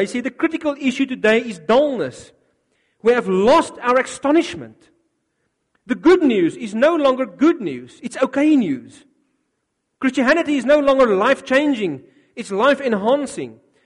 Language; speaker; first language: English; non-native, local second language; Afrikaans